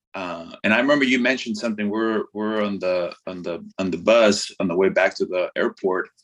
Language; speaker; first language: English; non-native, fluent; Spanish